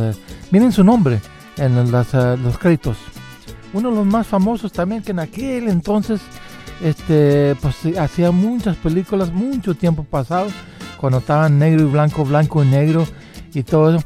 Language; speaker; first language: Spanish; early bilingual, heritage; Spanish